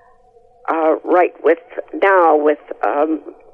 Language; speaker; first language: English; native; English